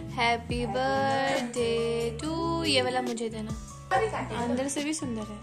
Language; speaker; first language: Hindi; non-native, local second language; Assamese